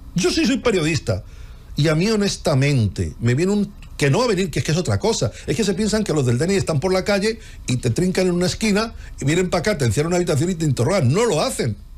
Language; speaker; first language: Spanish; native; Spanish